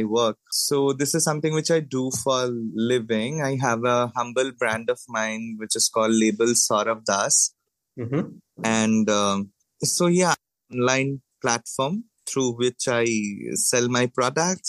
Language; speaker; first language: English; non-native, local second language; Bangla